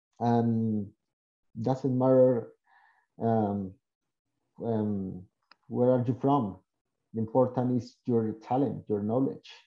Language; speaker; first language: English; non-native, learner; Spanish